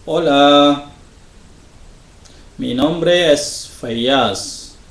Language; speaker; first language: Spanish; non-native, learner; Urdu